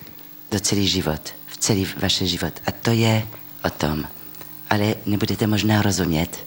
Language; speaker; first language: Czech; non-native, fluent; French